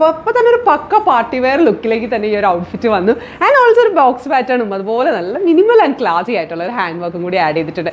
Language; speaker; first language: Malayalam; native; Malayalam